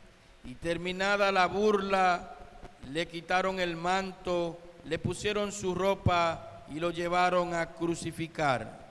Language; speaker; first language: Spanish; native; Spanish